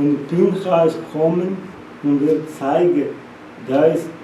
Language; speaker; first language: German; non-native, learner; Portuguese